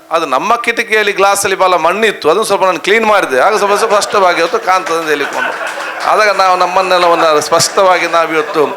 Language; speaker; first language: Kannada; non-native, local second language; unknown